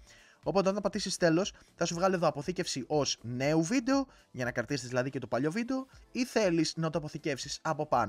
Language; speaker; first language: Greek; native; Greek